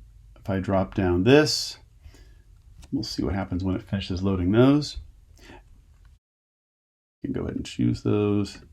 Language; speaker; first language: English; native; English